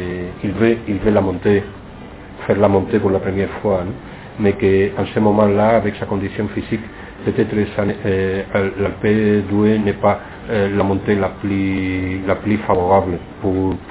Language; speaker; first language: French; non-native, fluent; Spanish